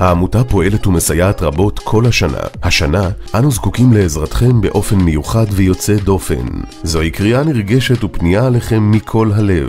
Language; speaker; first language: Hebrew; native; Hebrew